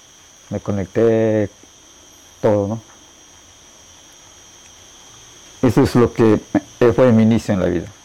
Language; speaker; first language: Spanish; non-native, local second language; Shipibo-Conibo